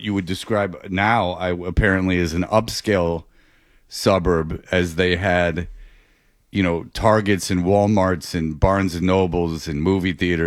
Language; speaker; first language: English; native; English